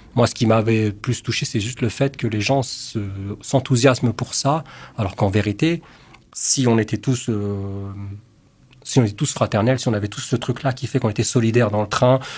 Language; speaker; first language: French; native; French